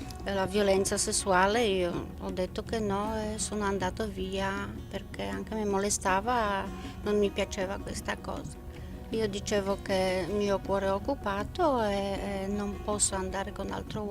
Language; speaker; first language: Italian; non-native, learner; Polish